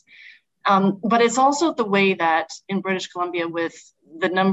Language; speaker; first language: English; native; English